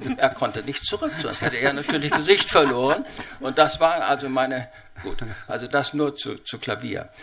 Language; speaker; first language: German; early bilingual, heritage; Chinese